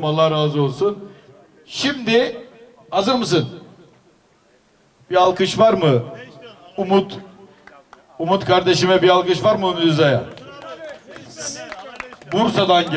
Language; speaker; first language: Turkish; native; Turkish